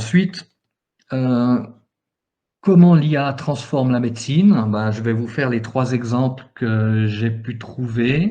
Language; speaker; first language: French; native; French